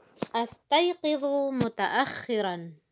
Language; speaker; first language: Arabic; non-native, fluent; Indonesian